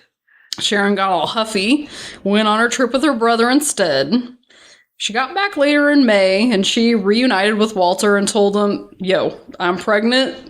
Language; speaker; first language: English; native; English